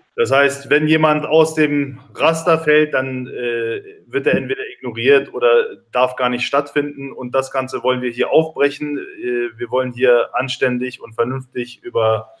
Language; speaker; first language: German; early bilingual, other home language; Turkish